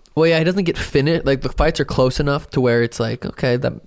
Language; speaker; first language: English; native; English